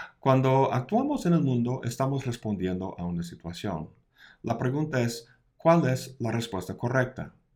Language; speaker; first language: Spanish; non-native, fluent; English